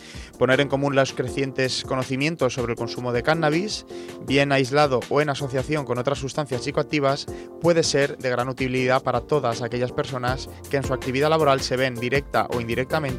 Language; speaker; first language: Spanish; native; Spanish